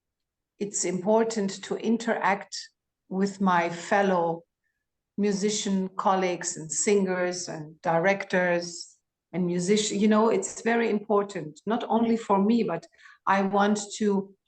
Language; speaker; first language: English; non-native, fluent; Greek